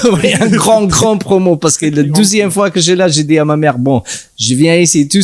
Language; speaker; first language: French; non-native, learner; English